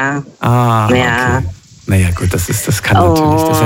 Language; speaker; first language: German; native; German